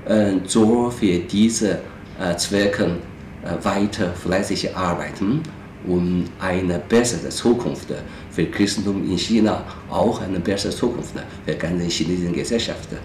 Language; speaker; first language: German; non-native, fluent; Chinese